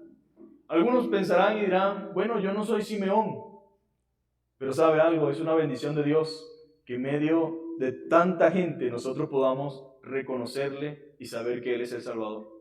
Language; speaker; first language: Spanish; native; Spanish